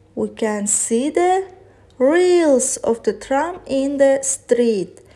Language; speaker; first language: English; non-native, fluent; Kazakh